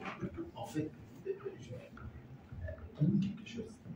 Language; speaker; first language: French; non-native, learner; Arabic